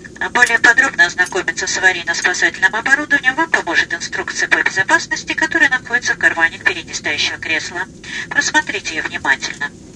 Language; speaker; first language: Russian; native; Russian